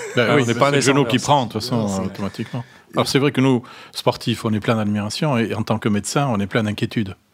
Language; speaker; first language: French; native; French